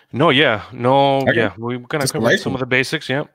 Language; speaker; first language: English; non-native, fluent; Greek